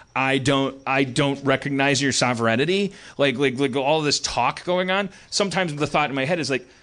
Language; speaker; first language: English; native; English